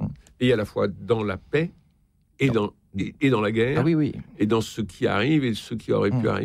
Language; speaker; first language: French; native; French